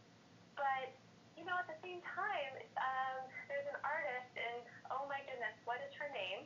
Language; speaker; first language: English; native; English